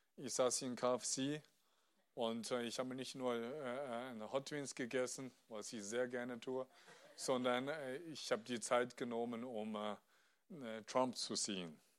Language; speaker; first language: German; non-native, fluent; Chinese